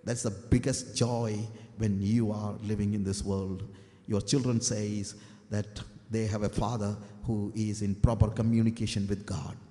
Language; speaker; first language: English; non-native, local second language; Malayalam